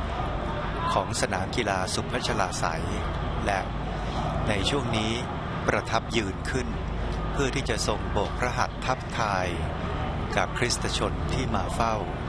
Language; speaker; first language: Thai; native; Thai